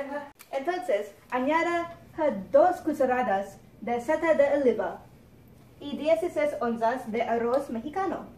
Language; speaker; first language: Spanish; non-native, learner; English